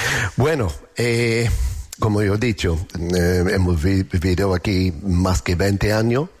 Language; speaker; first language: Spanish; non-native, learner; English